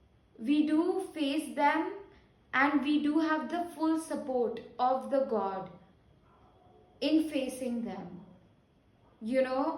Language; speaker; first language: English; non-native, local second language; Hindi